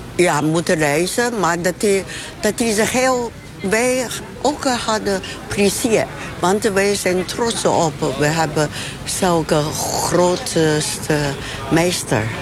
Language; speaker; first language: Dutch; non-native, learner; Chinese